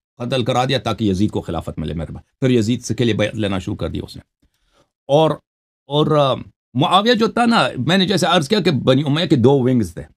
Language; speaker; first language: Urdu; non-native, local second language; Balti